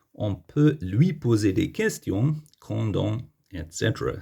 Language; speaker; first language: French; non-native, fluent; English